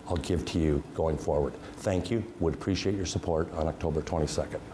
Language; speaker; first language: English; native; English